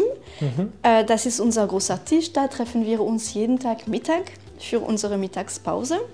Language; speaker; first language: German; non-native, fluent; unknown